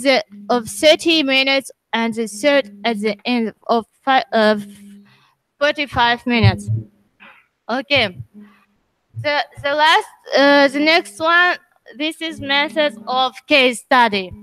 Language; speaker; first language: English; non-native, learner; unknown